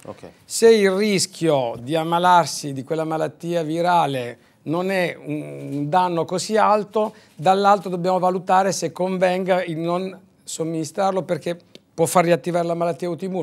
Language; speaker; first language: Italian; native; Italian